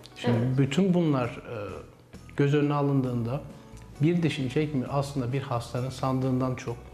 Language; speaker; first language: Turkish; native; Turkish